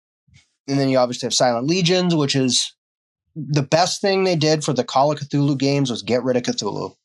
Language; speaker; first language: English; native; English